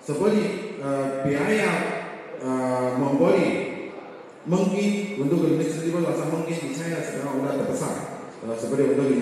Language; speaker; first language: Indonesian; non-native, learner; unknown